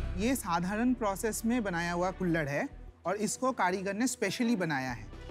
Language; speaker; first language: Hindi; non-native, local second language; Bangla